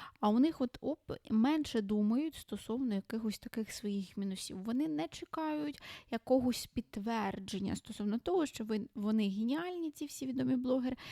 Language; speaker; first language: Ukrainian; non-native, local second language; Russian